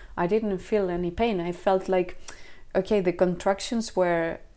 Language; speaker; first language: English; non-native, fluent; Spanish